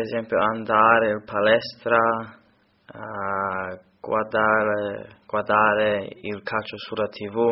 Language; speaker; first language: Italian; non-native, learner; English